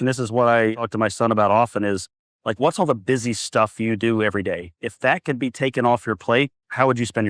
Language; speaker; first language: English; native; English